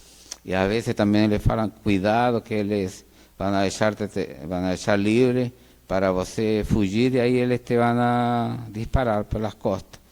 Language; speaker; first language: Portuguese; non-native, fluent; Spanish